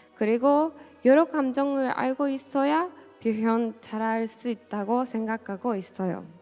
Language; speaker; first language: Korean; non-native, fluent; Japanese